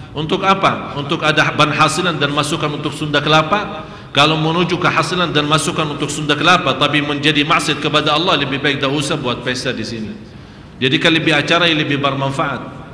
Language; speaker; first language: Malay; non-native, fluent; Arabic